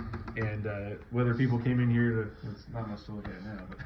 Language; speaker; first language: English; native; English